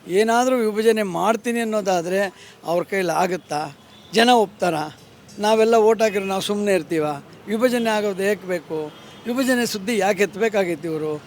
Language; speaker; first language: Kannada; native; Kannada